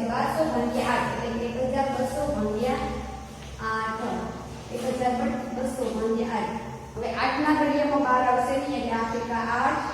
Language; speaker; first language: Gujarati; native; Gujarati